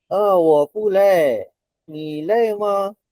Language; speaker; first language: Chinese; non-native, fluent; Hindi